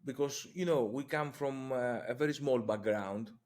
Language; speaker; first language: English; non-native, fluent; Greek